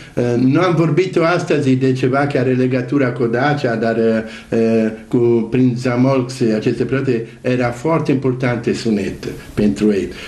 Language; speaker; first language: Romanian; non-native, learner; Italian